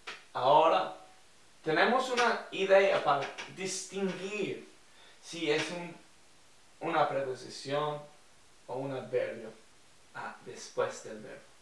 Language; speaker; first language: Spanish; non-native, fluent; English